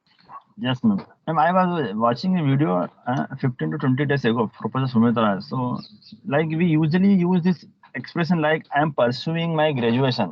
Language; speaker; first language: English; non-native, local second language; Hindi